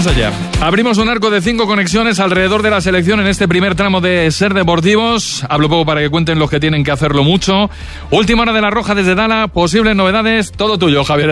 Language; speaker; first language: Spanish; native; Spanish